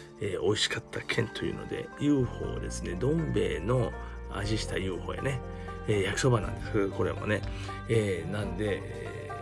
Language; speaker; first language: Japanese; native; Japanese